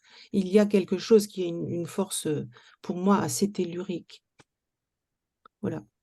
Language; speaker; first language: French; native; French